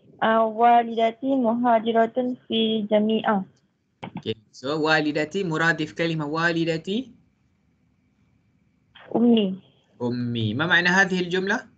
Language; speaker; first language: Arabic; non-native, fluent; Malay